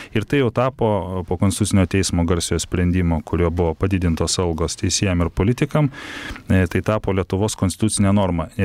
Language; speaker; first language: Lithuanian; native; Lithuanian